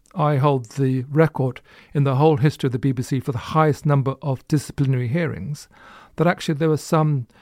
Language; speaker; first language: English; native; English